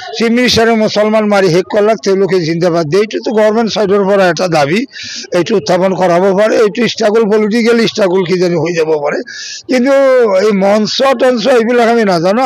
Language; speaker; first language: Assamese; non-native, local second language; Bangla